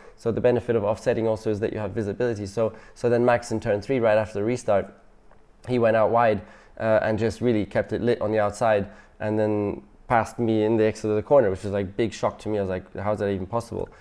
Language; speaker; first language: English; non-native, fluent; German